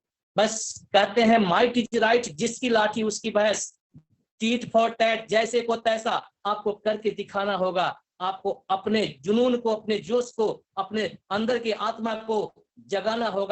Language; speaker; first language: Hindi; native; Hindi